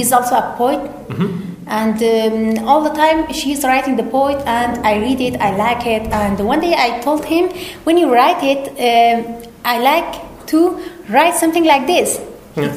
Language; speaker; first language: English; non-native, learner; Persian